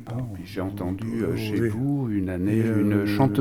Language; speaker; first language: French; native; French